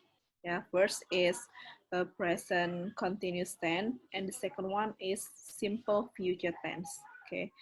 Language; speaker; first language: English; non-native, fluent; Indonesian